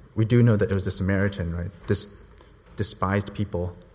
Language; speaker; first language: English; non-native, local second language; Cantonese